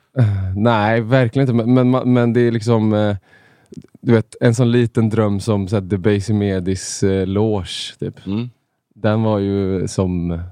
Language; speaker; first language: Swedish; native; Swedish